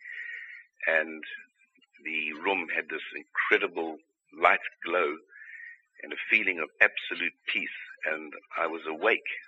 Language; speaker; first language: English; native; English